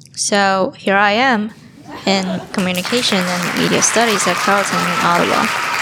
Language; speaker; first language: English; non-native, fluent; Chinese